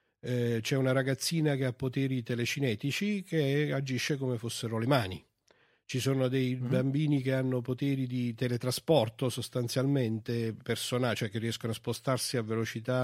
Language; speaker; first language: Italian; native; Italian